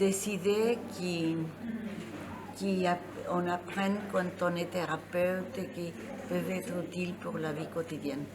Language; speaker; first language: French; non-native, fluent; Spanish